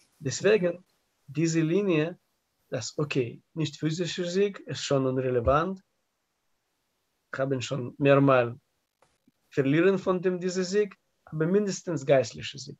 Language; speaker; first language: German; non-native, learner; Russian